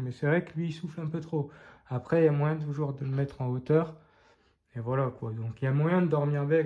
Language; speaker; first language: French; native; French